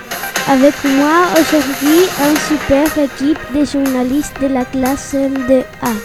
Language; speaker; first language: French; non-native, learner; Spanish